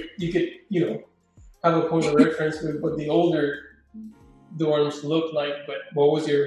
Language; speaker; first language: English; non-native, fluent; Spanish